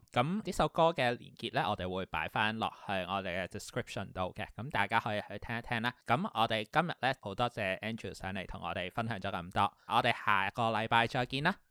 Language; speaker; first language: Cantonese; native; Cantonese